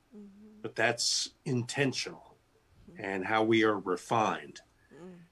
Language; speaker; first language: English; native; English